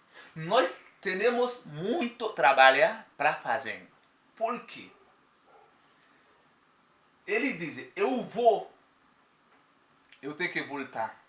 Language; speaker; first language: Portuguese; non-native, learner; Haitian Creole